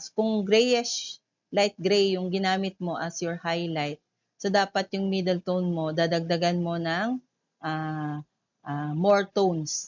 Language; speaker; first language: Filipino; native; Filipino